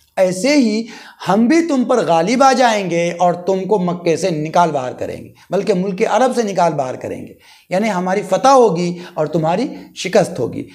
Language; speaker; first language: Urdu; native; Urdu